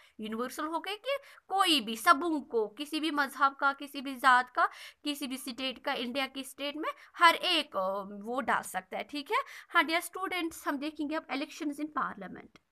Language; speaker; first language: Hindi; non-native, local second language; Kashmiri